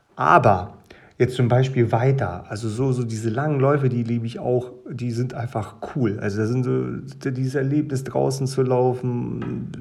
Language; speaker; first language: German; early bilingual, other home language; Russian